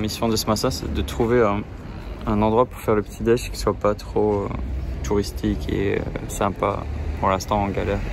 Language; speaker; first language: French; native; French